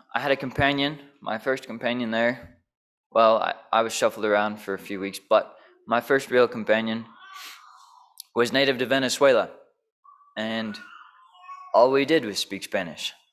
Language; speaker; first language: English; native; English